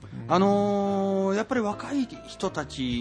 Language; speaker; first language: Japanese; native; Japanese